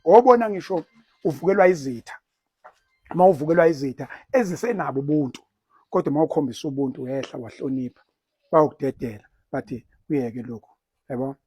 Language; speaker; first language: Zulu; native; Zulu